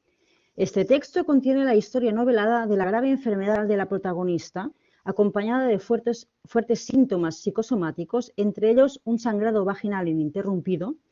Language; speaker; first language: Spanish; native; Spanish